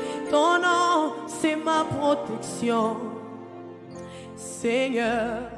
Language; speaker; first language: French; non-native, local second language; Lingala